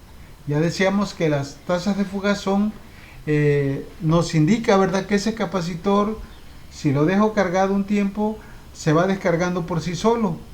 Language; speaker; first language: Spanish; native; Spanish